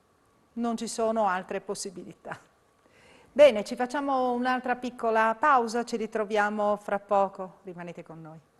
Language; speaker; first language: Italian; native; Italian